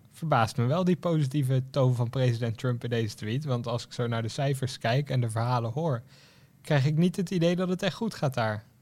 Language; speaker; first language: Dutch; native; Dutch